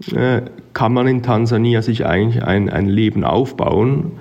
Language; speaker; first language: German; native; German